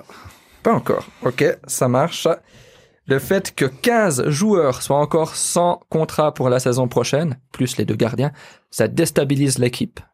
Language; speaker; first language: French; native; French